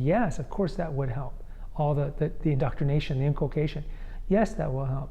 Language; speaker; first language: English; native; English